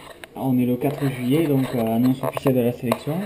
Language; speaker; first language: French; native; French